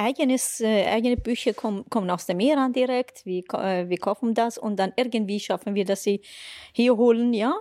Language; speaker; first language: German; non-native, fluent; Persian